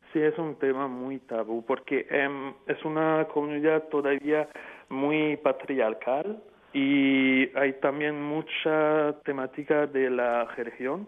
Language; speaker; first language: Spanish; non-native, fluent; French